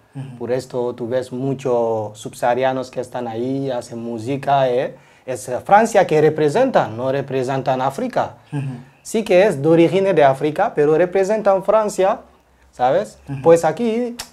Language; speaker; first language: Spanish; non-native, learner; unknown